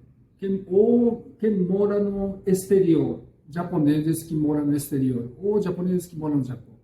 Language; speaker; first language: Portuguese; non-native, learner; Japanese